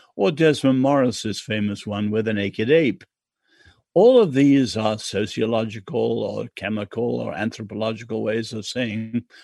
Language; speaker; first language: English; native; English